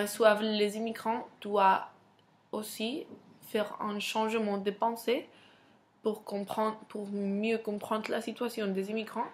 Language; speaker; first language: French; non-native, fluent; Spanish